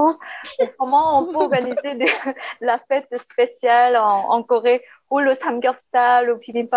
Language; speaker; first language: French; non-native, learner; Korean